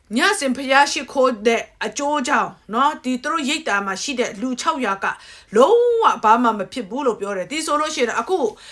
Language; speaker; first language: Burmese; native; Burmese